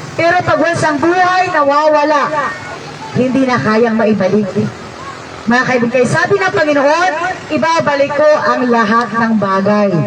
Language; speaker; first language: Filipino; non-native, local second language; Hiligaynon